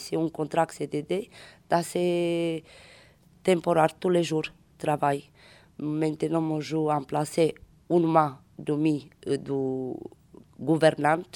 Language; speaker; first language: French; non-native, learner; Romanian